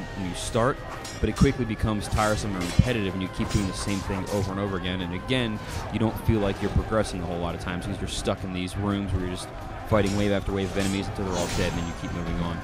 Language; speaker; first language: English; native; English